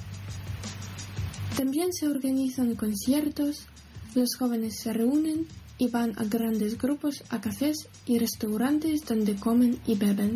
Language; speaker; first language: Spanish; non-native, learner; Ukrainian